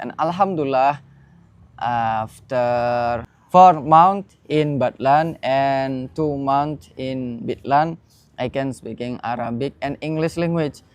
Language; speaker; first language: English; non-native, learner; Indonesian